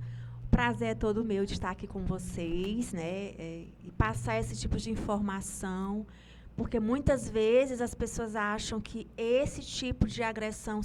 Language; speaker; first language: Portuguese; native; Portuguese